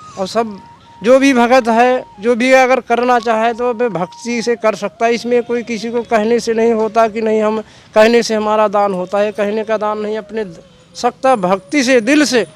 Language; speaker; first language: Hindi; native; Hindi